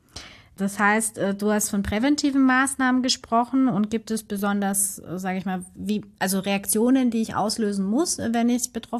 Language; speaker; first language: German; native; German